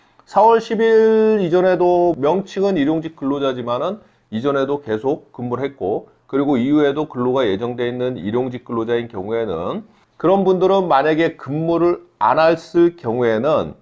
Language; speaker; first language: Korean; native; Korean